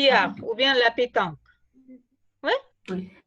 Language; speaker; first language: French; non-native, fluent; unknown